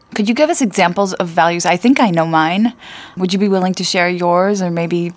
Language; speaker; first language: English; native; English